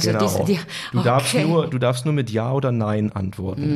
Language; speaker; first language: German; native; German